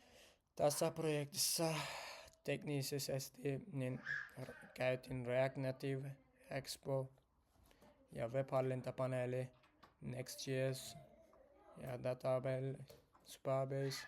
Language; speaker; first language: Finnish; non-native, learner; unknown